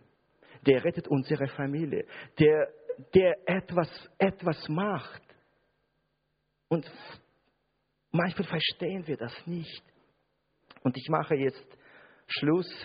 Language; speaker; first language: German; non-native, fluent; Russian